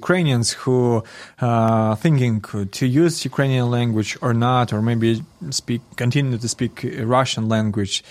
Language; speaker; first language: English; non-native, learner; Ukrainian